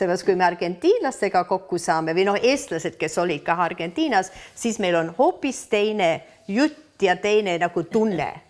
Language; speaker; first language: Estonian; early bilingual, heritage; Estonian